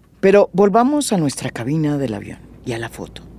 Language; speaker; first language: Spanish; native; Spanish